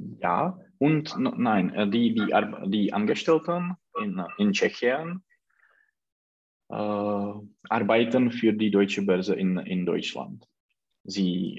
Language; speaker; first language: German; non-native, learner; Czech